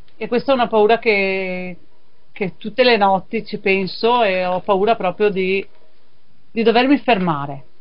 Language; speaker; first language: Italian; native; Italian